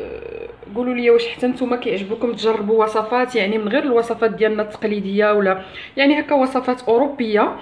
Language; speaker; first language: Arabic; native; Arabic